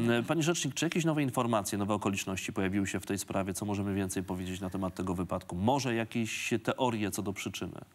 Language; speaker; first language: Polish; native; Polish